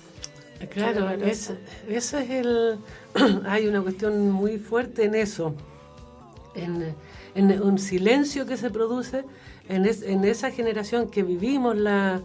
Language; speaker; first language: Spanish; native; Spanish